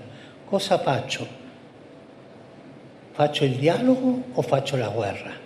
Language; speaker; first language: Italian; non-native, fluent; Spanish